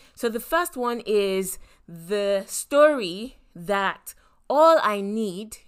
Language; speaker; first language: English; non-native, local second language; Yoruba